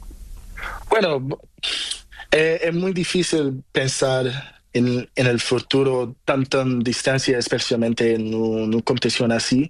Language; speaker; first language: Spanish; non-native, learner; Portuguese